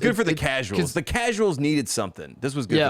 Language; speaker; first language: English; native; English